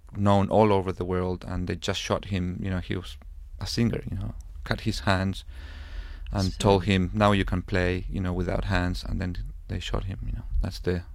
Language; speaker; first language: English; non-native, fluent; Spanish